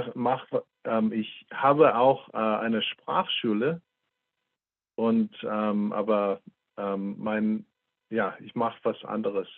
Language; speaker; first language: German; non-native, fluent; English